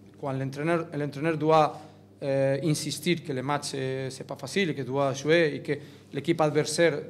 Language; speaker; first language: French; non-native, learner; Catalan